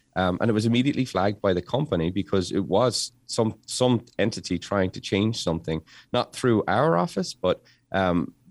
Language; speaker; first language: English; native; English